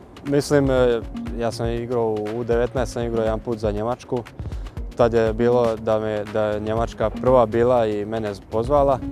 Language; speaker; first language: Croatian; early bilingual, heritage; Croatian